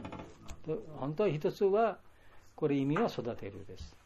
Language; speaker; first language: Japanese; non-native, learner; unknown